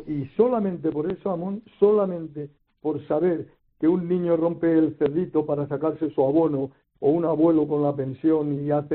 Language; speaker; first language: Spanish; native; Spanish